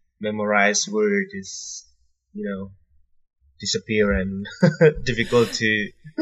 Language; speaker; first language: English; non-native, learner; Indonesian